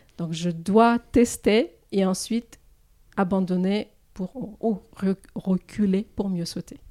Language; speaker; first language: French; non-native, fluent; Russian